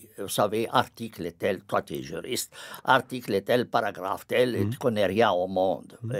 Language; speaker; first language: French; non-native, fluent; Arabic